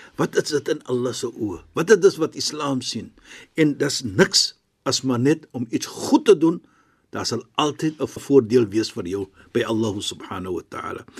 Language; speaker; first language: Afrikaans; non-native, fluent; Arabic